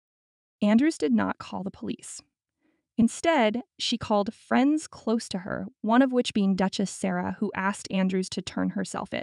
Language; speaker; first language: English; native; English